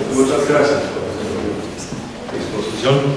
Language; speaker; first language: Spanish; non-native, fluent; German